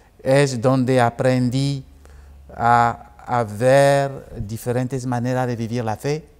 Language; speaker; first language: Spanish; non-native, fluent; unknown